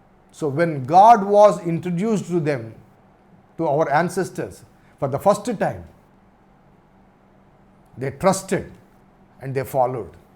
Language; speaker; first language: English; non-native, local second language; Telugu